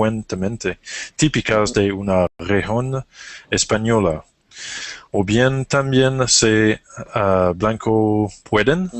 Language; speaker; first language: Spanish; non-native, learner; English